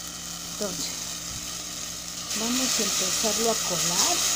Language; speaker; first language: Spanish; native; Spanish